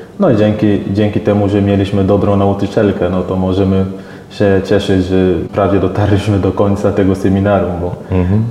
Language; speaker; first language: Polish; non-native, fluent; French